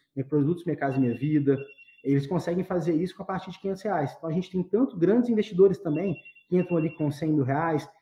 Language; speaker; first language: Portuguese; native; Portuguese